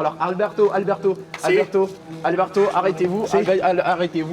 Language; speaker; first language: French; native; French